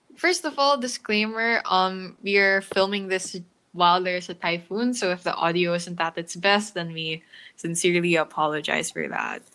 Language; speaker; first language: English; non-native, local second language; Filipino